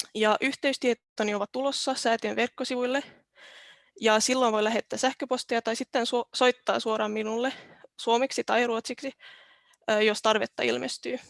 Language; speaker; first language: Finnish; non-native, local second language; Swedish